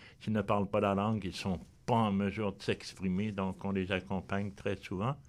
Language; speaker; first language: French; native; French